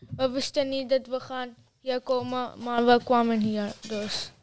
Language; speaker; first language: Dutch; early bilingual, other home language; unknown